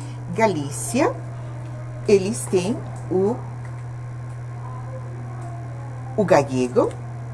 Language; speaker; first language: Portuguese; non-native, fluent; Spanish